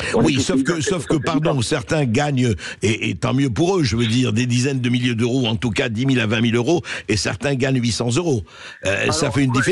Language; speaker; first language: French; native; French